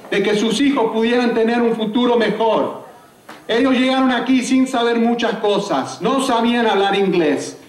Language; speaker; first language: Spanish; early bilingual, heritage; Spanish